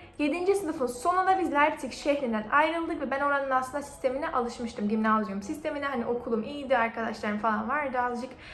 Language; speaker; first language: Turkish; native; Turkish